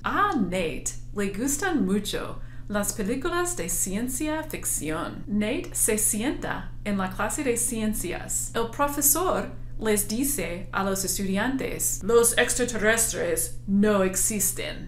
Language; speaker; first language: Spanish; non-native, fluent; English